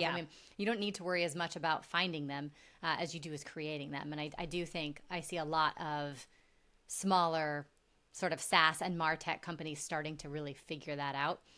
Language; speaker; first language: English; native; English